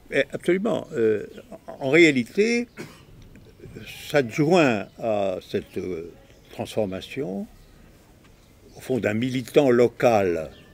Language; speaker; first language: French; native; French